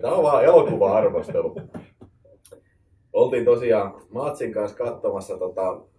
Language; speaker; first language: Finnish; native; Finnish